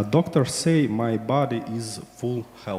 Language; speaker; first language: English; non-native, learner; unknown